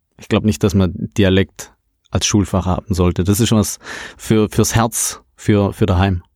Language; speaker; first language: German; native; German